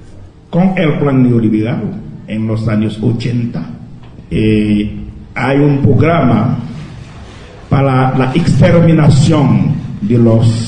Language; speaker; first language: Spanish; non-native, local second language; Haitian Creole